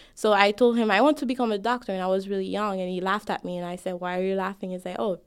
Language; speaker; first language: English; non-native, fluent; Haitian Creole